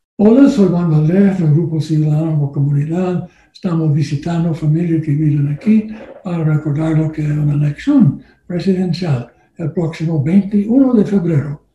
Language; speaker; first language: Spanish; non-native, learner; English